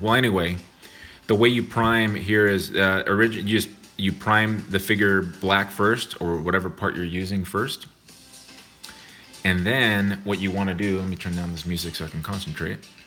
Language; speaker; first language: English; early bilingual, other home language; Spanish